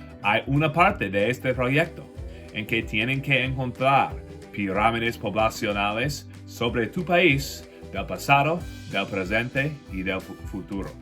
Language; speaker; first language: Spanish; non-native, fluent; English